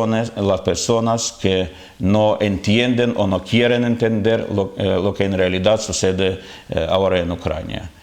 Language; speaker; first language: Spanish; non-native, fluent; Ukrainian